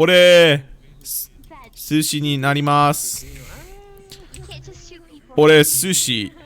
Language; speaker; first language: Japanese; non-native, learner; English